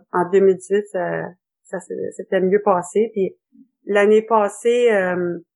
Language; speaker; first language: French; native; French